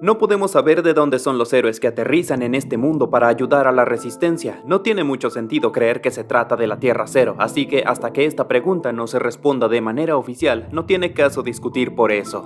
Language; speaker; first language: Spanish; native; Spanish